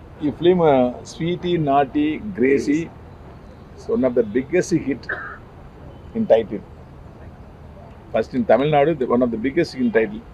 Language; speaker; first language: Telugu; non-native, learner; Tamil